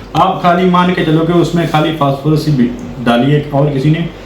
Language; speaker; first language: Hindi; non-native, local second language; Punjabi